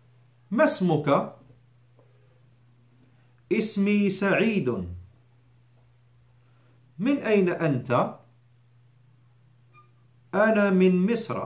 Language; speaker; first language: Arabic; non-native, fluent; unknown